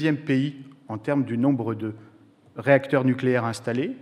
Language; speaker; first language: French; native; French